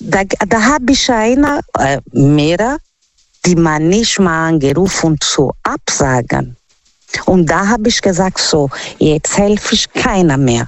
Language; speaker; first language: German; non-native, learner; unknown